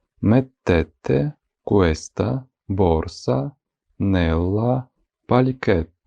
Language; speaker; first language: Italian; non-native, fluent; Ukrainian